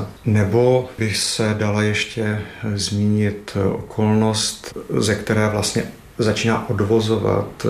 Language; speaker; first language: Czech; native; Czech